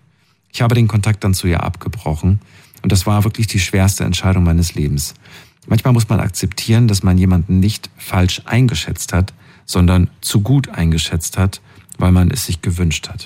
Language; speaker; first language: German; native; German